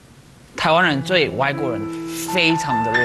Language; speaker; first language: Chinese; non-native, fluent; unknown